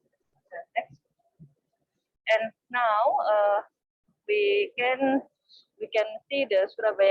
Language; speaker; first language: English; non-native, fluent; Indonesian